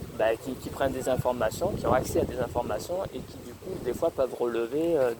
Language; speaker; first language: French; native; French